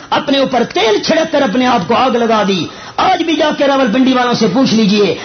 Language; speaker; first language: Urdu; non-native, local second language; Northern Hindko